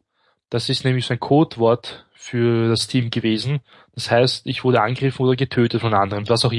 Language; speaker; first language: German; native; German